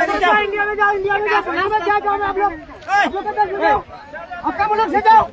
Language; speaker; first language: Hindi; non-native, learner; Bangla